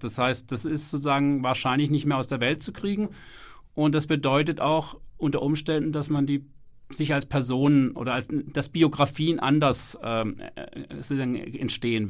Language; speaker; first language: German; native; German